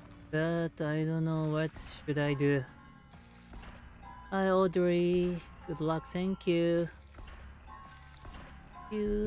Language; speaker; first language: English; non-native, learner; Japanese